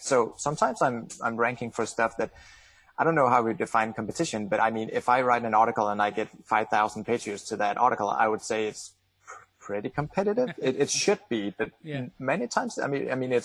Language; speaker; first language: English; non-native, fluent; Danish